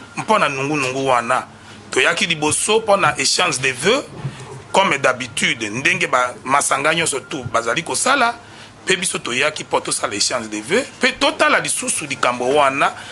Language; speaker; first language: Lingala; non-native, local second language; Mongo